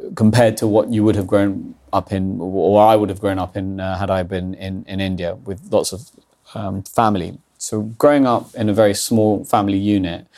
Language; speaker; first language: English; early bilingual, other home language; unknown